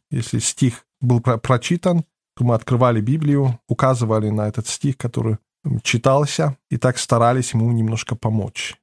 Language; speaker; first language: Russian; early bilingual, heritage; German